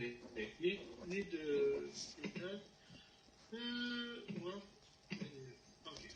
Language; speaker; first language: Dutch; non-native, learner; French